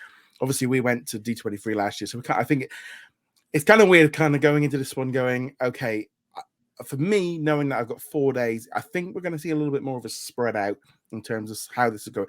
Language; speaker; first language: English; native; English